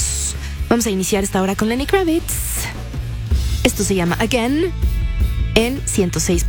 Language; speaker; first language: Spanish; native; Spanish